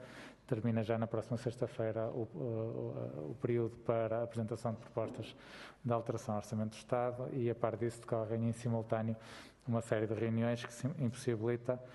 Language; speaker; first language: Portuguese; native; Portuguese